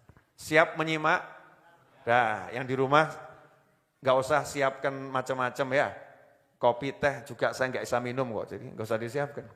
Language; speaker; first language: Indonesian; native; Indonesian